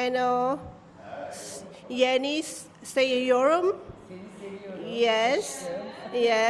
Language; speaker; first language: English; non-native, learner; Thai